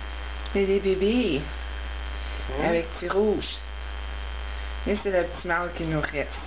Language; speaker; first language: French; native; French